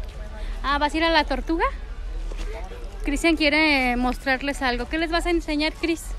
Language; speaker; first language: Spanish; native; Spanish